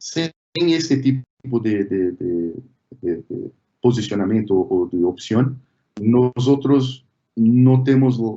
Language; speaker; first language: Spanish; non-native, fluent; Portuguese